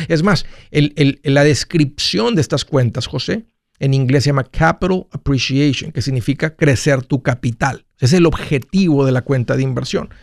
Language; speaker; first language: Spanish; early bilingual, heritage; Spanish